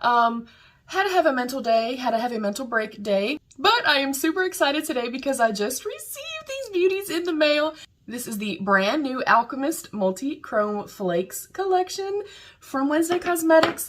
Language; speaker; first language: English; native; English